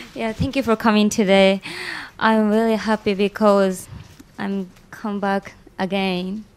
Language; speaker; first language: English; non-native, learner; Japanese